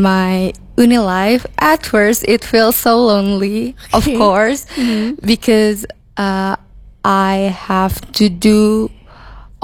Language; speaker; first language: Indonesian; native; Indonesian